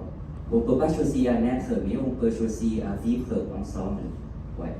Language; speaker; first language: French; non-native, fluent; Thai